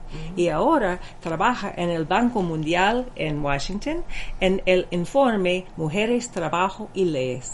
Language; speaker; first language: Spanish; non-native, fluent; English